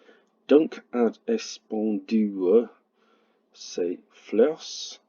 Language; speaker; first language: French; non-native, learner; English